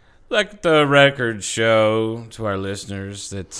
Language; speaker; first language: English; native; English